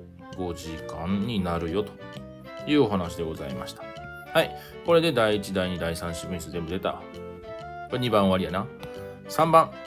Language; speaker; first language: Japanese; native; Japanese